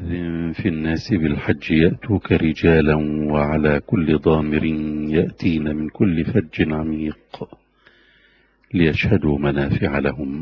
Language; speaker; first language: Arabic; native; Arabic